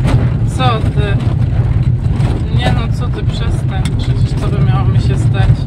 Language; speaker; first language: Polish; native; Polish